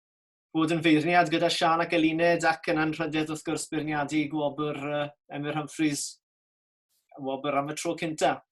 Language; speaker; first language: Welsh; native; Welsh